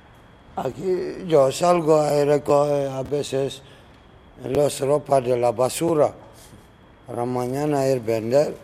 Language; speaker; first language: Spanish; non-native, learner; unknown